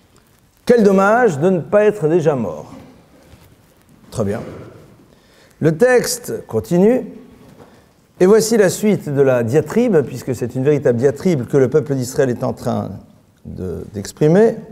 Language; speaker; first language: French; native; French